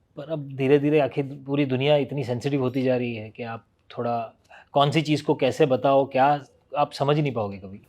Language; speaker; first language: Hindi; non-native, local second language; Gujarati